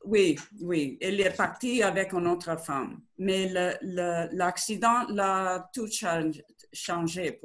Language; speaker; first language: French; non-native, learner; Spanish